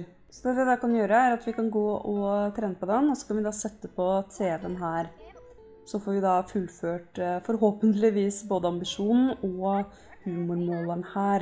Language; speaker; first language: Norwegian; native; Norwegian